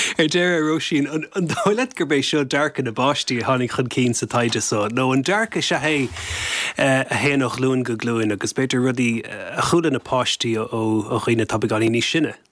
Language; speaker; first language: Irish; native; Irish